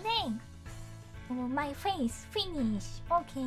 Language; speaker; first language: English; non-native, learner; Japanese